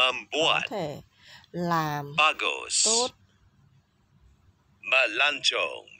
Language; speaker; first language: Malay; non-native, learner; Vietnamese